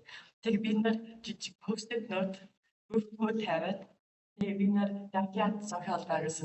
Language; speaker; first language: Mongolian; non-native, learner; English